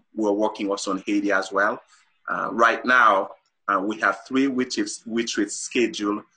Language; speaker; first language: English; non-native, fluent; Haitian Creole